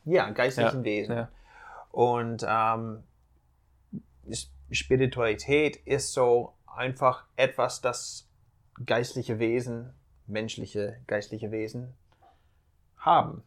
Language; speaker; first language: German; non-native, fluent; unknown